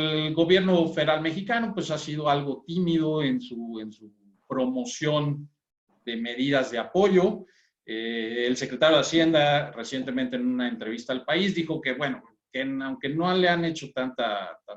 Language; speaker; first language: Spanish; native; Spanish